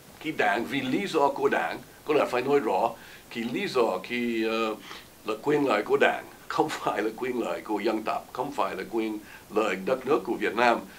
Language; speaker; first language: Vietnamese; non-native, fluent; English